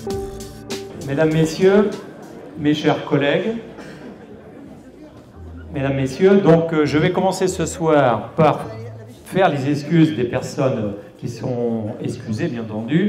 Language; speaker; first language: French; native; French